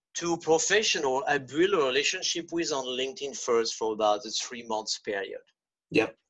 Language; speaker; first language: English; non-native, fluent; French